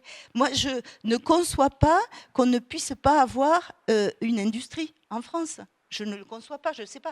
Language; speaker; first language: French; native; French